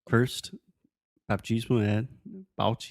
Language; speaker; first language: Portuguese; non-native, fluent; English